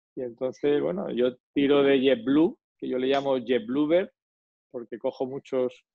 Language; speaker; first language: Spanish; native; Spanish